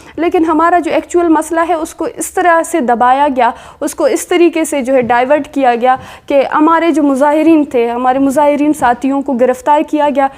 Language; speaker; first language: Urdu; non-native, local second language; Baluchi